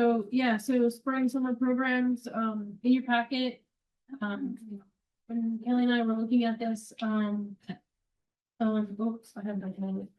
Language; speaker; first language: English; native; English